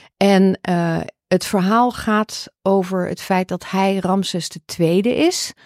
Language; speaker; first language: Dutch; early bilingual, heritage; Dutch